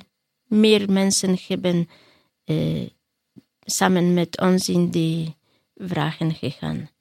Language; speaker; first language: Dutch; non-native, learner; Polish